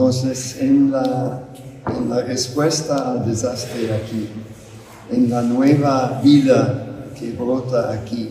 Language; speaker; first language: Spanish; non-native, fluent; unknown